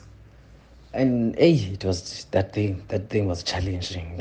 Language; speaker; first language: English; non-native, local second language; Xhosa